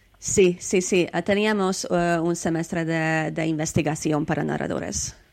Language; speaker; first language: Spanish; non-native, learner; Hungarian